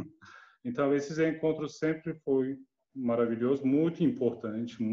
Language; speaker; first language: Portuguese; non-native, learner; Turkish